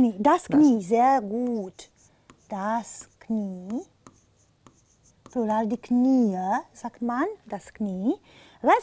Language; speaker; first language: German; non-native, fluent; Romanian